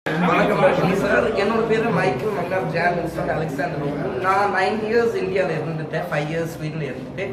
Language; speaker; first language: Tamil; non-native, fluent; Swedish